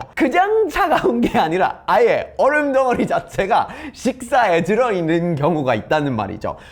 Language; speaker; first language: Korean; non-native, fluent; English